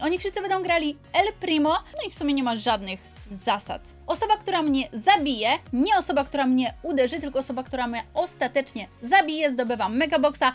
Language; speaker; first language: Polish; native; Polish